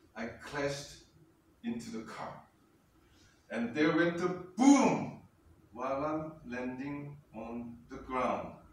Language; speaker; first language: English; non-native, fluent; Korean